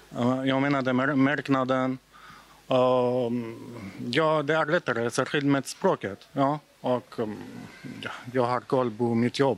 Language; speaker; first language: Swedish; non-native, learner; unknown